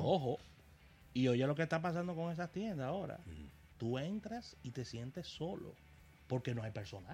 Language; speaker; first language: Spanish; native; Spanish